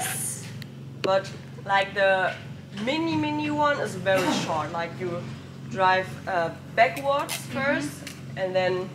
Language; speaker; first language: English; non-native, fluent; German